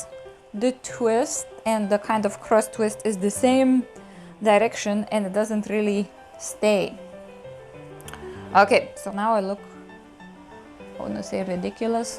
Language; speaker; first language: English; non-native, fluent; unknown